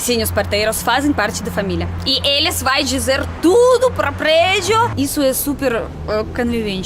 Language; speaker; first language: Portuguese; non-native, fluent; Russian